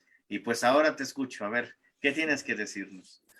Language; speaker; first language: Spanish; native; Spanish